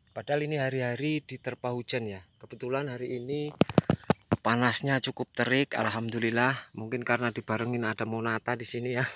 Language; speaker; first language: Indonesian; non-native, local second language; Javanese